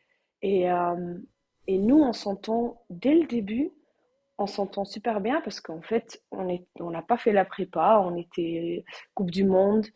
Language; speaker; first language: French; non-native, learner; Dutch